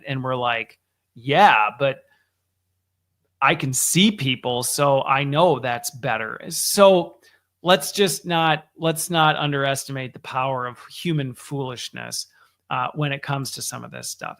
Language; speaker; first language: English; native; English